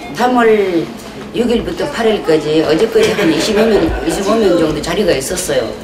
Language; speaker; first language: Korean; non-native, learner; Russian